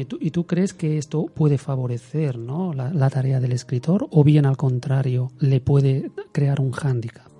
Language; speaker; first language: Spanish; native; Spanish